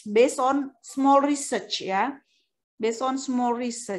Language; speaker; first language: English; non-native, fluent; Indonesian